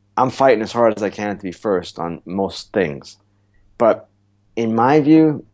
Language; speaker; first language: English; native; English